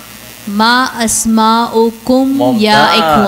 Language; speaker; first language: Arabic; non-native, learner; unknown